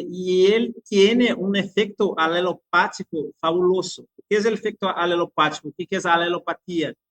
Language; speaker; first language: Spanish; non-native, fluent; Portuguese